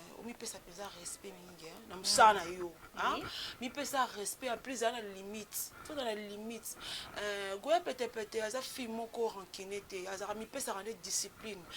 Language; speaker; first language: Lingala; native; Lingala